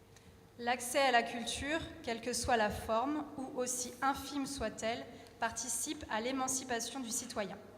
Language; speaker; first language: French; native; French